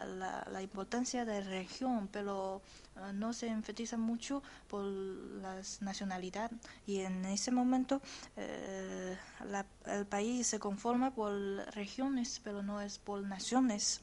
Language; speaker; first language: Spanish; non-native, learner; Chinese